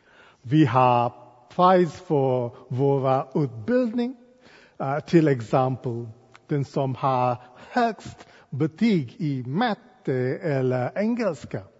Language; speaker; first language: Swedish; non-native, fluent; English